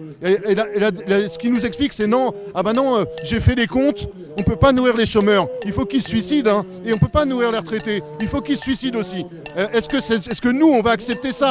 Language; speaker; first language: French; native; French